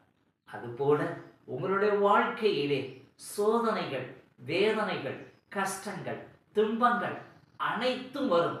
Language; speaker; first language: Tamil; native; Tamil